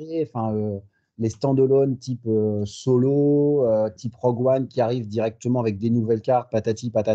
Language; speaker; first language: French; native; French